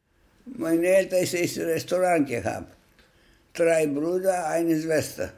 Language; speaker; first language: German; non-native, learner; Greek